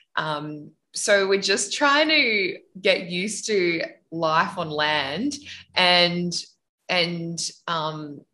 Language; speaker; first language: English; native; English